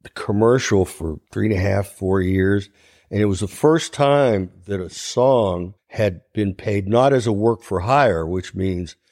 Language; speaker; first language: English; native; English